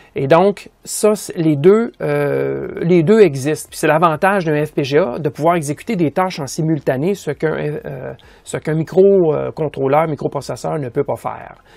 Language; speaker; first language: French; native; French